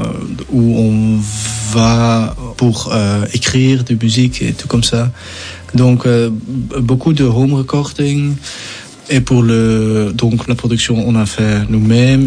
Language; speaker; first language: French; non-native, local second language; Dutch